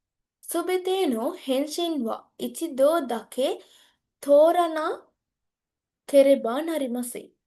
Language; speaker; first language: Japanese; non-native, learner; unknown